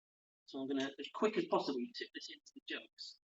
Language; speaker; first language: English; native; English